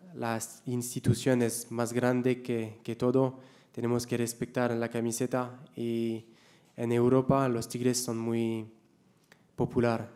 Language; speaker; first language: Spanish; non-native, learner; French